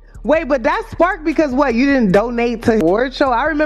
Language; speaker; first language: English; native; English